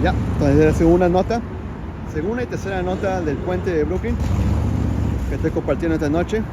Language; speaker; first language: Spanish; early bilingual, heritage; Spanish